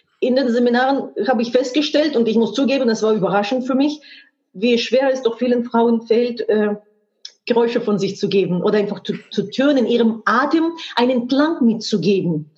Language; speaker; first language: German; non-native, fluent; Russian